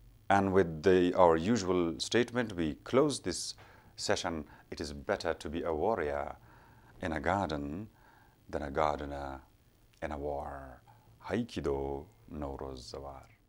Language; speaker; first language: English; non-native, local second language; Persian